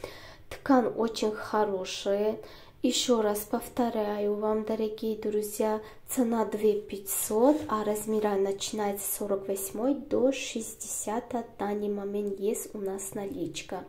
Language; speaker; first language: Russian; non-native, learner; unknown